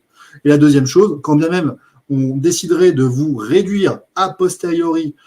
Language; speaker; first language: French; native; French